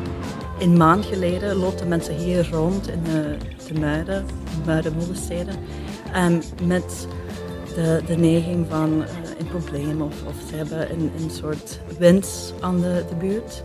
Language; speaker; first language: Dutch; non-native, fluent; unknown